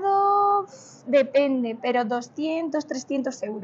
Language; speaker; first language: Spanish; early bilingual, other home language; Romanian